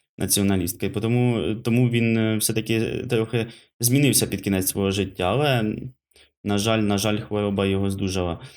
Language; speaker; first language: Ukrainian; native; Ukrainian